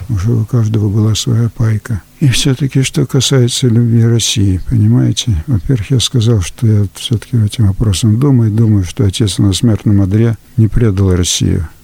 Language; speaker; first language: Russian; early bilingual, heritage; Russian